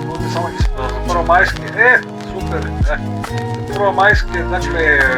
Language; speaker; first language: Croatian; native; Croatian